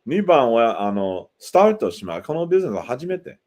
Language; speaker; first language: Japanese; non-native, learner; English